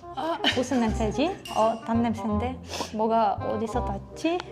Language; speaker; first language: Korean; non-native, fluent; Ukrainian